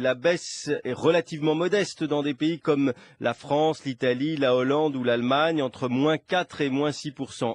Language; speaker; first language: French; native; French